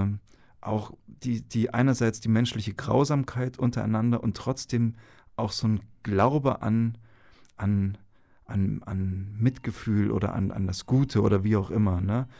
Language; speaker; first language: German; native; German